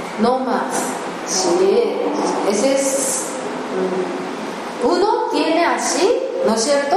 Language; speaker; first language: Spanish; non-native, learner; Japanese